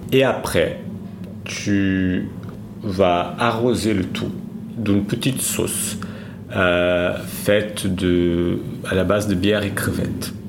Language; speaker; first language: French; non-native, fluent; Portuguese